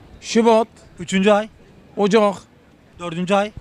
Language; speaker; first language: Turkish; native; Turkish